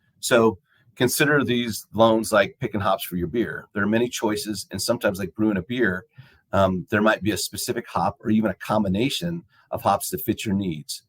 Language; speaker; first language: English; native; English